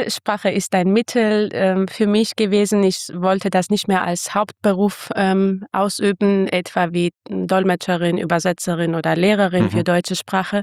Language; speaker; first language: German; non-native, fluent; Armenian